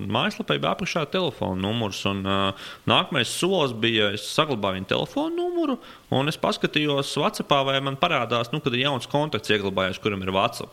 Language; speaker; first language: Latvian; native; Latvian